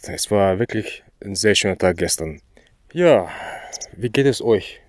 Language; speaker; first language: German; non-native, fluent; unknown